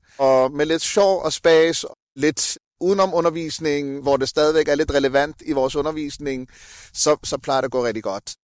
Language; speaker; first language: Danish; early bilingual, other home language; Urdu